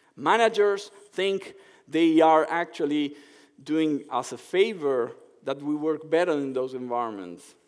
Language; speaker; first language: English; non-native, fluent; Spanish